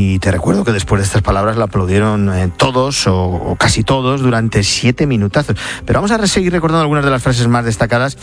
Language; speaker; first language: Spanish; native; Spanish